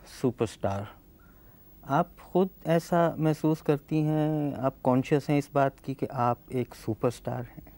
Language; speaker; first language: Hindi; native; Hindi